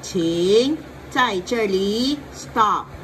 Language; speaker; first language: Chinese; non-native, fluent; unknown